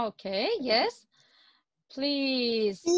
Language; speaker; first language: English; non-native, fluent; Russian